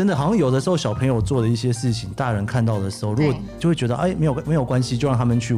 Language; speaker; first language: Chinese; native; Chinese